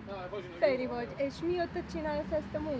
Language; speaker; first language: Hungarian; non-native, learner; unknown